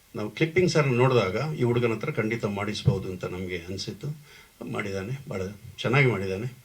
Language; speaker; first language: Kannada; non-native, local second language; Tulu